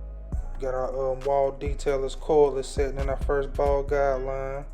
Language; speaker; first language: English; native; English